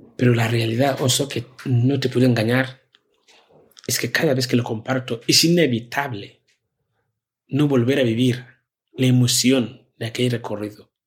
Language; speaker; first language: Spanish; non-native, fluent; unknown